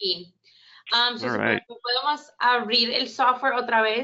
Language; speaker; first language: Spanish; early bilingual, heritage; Spanish